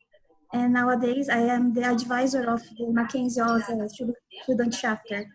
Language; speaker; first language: English; non-native, fluent; Portuguese